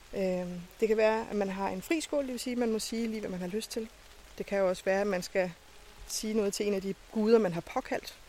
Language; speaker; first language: Danish; native; Danish